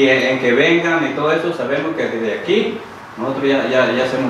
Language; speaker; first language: Spanish; native; Spanish